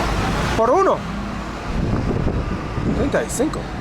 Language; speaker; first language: Spanish; non-native, learner; English